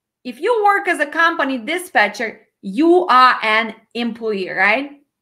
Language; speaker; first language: English; non-native, fluent; Ukrainian